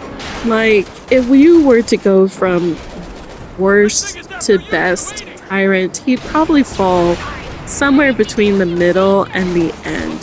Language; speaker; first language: English; native; English